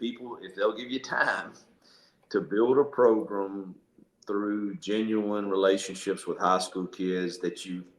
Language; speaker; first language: English; native; English